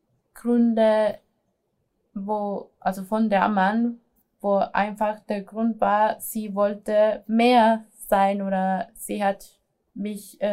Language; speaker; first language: German; non-native, fluent; Spanish